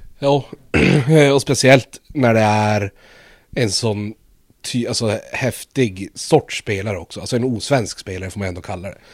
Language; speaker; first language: Swedish; native; Swedish